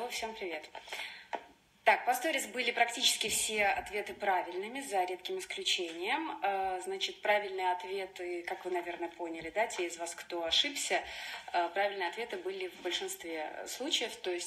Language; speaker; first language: Russian; native; Russian